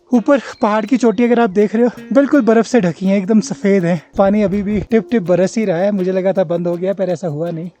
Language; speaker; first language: Hindi; native; Hindi